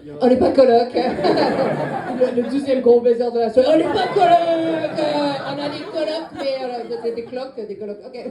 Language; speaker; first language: French; non-native, fluent; English